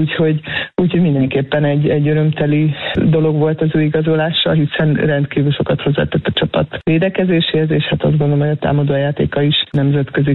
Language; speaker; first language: Hungarian; native; Hungarian